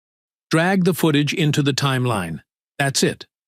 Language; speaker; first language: English; non-native, local second language; Bangla